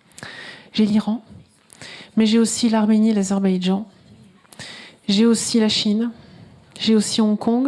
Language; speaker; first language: French; native; French